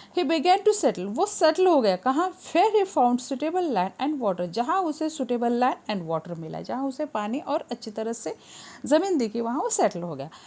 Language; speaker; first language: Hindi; non-native, local second language; Marathi